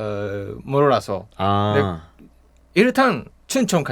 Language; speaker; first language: Korean; non-native, fluent; Japanese